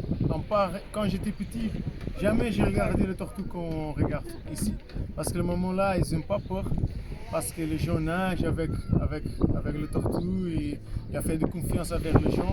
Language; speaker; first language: French; non-native, fluent; Kabuverdianu